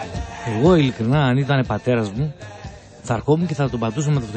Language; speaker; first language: Greek; native; Greek